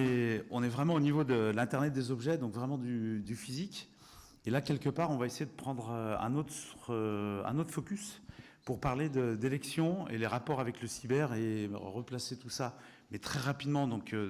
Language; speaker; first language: French; native; French